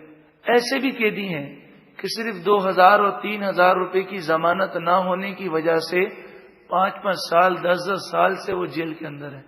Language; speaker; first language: Urdu; native; Urdu